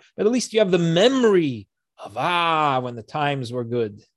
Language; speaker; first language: English; native; English